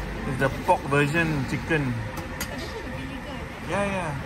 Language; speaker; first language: English; non-native, local second language; Malay